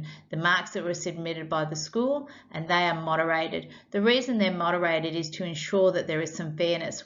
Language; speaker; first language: English; native; English